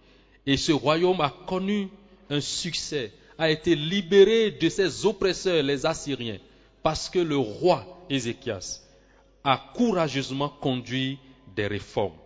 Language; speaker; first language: French; non-native, local second language; Swahili